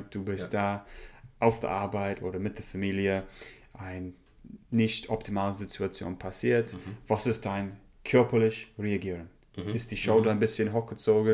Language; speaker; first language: German; non-native, learner; English